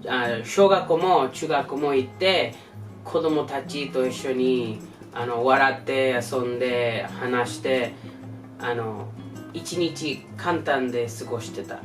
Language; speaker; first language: Japanese; non-native, learner; English